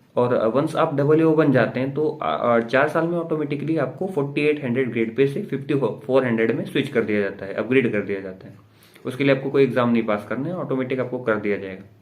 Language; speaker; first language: Hindi; native; Hindi